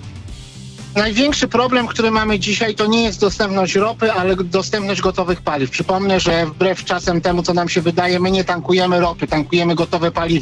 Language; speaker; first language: Polish; native; Polish